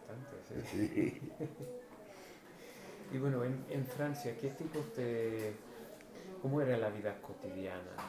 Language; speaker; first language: Spanish; non-native, fluent; English